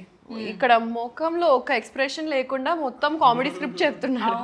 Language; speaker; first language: Telugu; non-native, local second language; Urdu